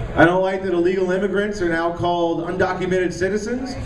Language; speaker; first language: English; native; English